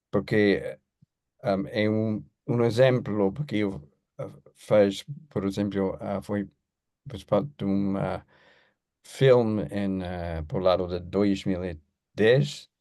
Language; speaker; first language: Portuguese; non-native, learner; English